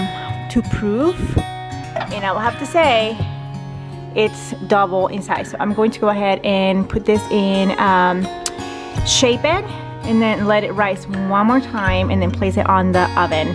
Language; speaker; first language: English; non-native, fluent; Spanish